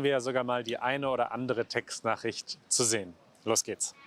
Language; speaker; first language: German; native; German